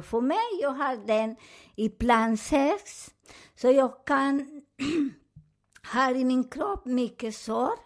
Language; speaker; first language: Swedish; non-native, fluent; Spanish